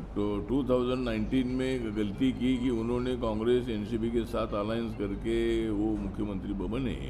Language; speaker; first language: Hindi; non-native, local second language; Marathi